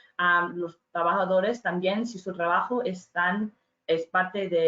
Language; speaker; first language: Spanish; non-native, fluent; English